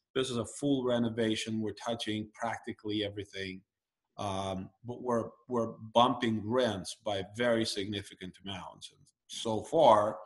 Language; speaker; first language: English; early bilingual, other home language; Russian